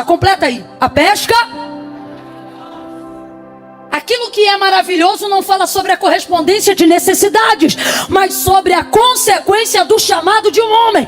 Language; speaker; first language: Portuguese; native; Portuguese